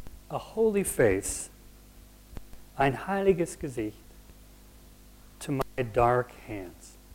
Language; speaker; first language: German; non-native, fluent; English